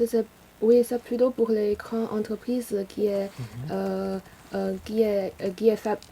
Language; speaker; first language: French; non-native, learner; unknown